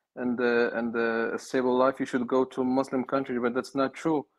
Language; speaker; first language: English; non-native, fluent; Arabic